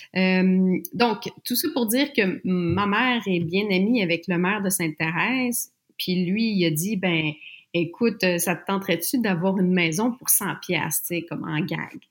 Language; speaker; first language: French; native; French